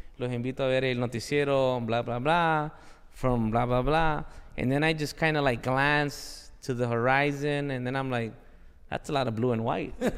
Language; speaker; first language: English; early bilingual, other home language; Spanish